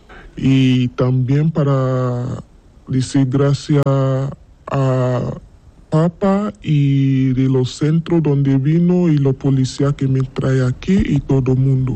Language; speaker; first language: Spanish; non-native, learner; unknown